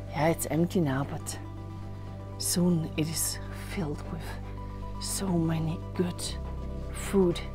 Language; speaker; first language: English; non-native, fluent; German